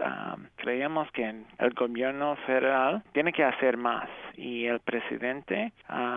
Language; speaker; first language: Spanish; non-native, fluent; English